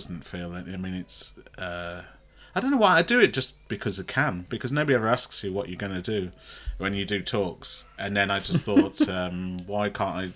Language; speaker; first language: English; native; English